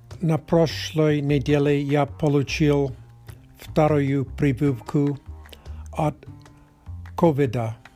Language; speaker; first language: Russian; non-native, learner; English